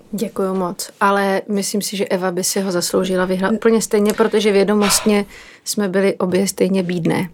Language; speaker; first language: Czech; native; Czech